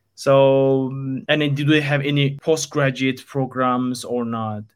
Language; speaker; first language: English; non-native, fluent; Turkish